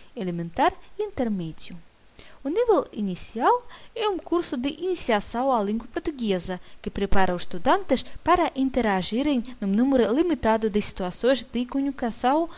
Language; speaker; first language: Portuguese; non-native, fluent; Russian